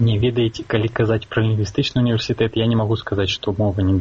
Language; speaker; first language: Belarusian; non-native, local second language; Russian